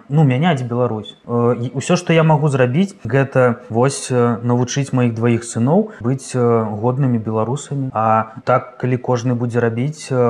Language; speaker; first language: Belarusian; native; Belarusian